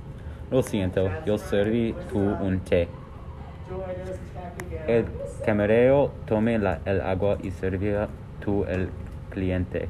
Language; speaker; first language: Spanish; non-native, learner; English